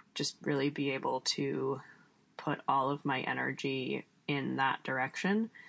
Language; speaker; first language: English; native; English